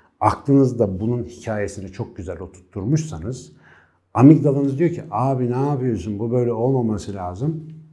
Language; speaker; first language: Turkish; native; Turkish